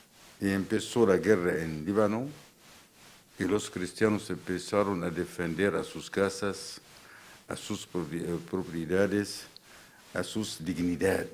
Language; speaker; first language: Spanish; non-native, fluent; Arabic